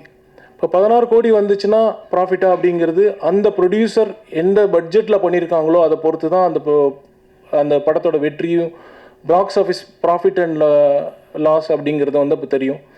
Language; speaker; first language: Tamil; native; Tamil